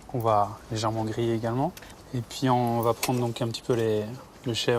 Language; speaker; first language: French; native; French